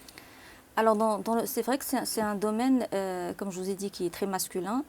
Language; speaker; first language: French; non-native, local second language; Arabic